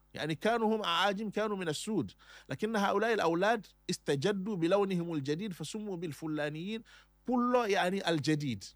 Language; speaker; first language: Arabic; non-native, fluent; Fula